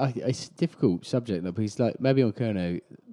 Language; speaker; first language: English; native; English